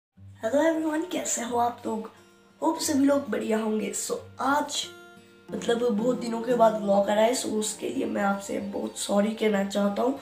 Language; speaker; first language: Hindi; non-native, local second language; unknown